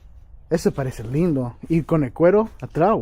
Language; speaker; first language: Spanish; early bilingual, heritage; English